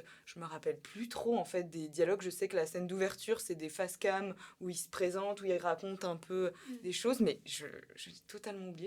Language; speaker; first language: French; native; French